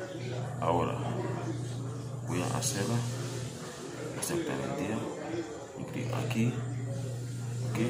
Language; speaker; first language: Spanish; non-native, learner; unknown